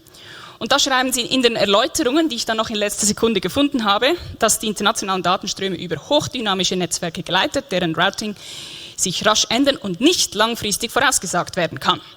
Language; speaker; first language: German; native; German